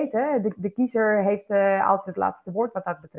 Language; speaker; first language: Dutch; non-native, fluent; Spanish